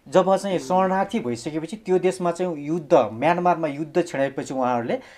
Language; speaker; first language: Nepali; native; Nepali